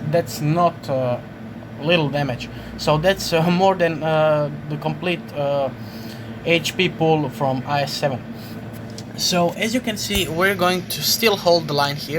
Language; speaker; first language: English; non-native, fluent; Croatian